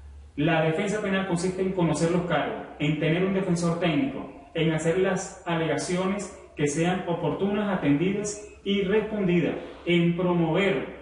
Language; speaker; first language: Spanish; native; Spanish